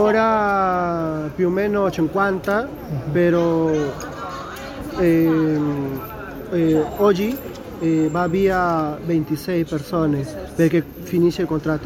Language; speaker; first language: Italian; non-native, learner; Spanish